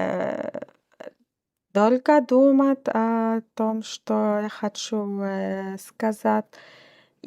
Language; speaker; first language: Russian; non-native, learner; Arabic